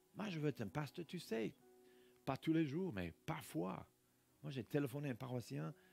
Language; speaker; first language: French; non-native, fluent; English